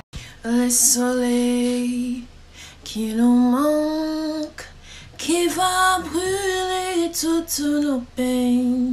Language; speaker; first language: French; non-native, learner; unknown